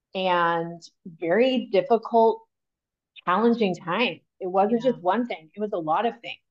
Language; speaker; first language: English; native; English